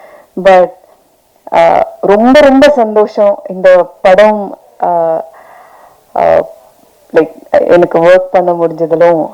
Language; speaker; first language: Tamil; non-native, fluent; Malayalam